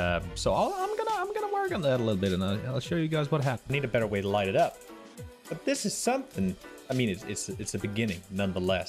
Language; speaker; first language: English; native; English